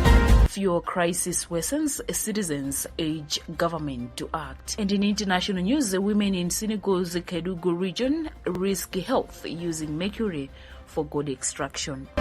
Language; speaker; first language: English; non-native, local second language; Nyanja